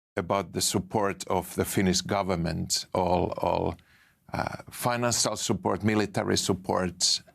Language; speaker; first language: English; non-native, fluent; Finnish